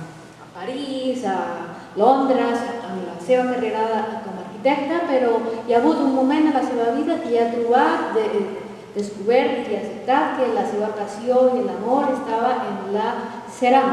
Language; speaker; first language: Catalan; non-native, fluent; Spanish